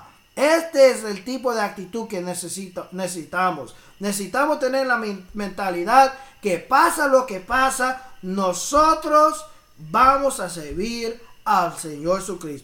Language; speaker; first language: Spanish; early bilingual, heritage; English